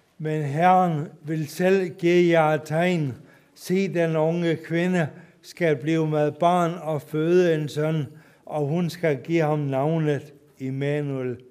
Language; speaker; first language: Danish; native; Danish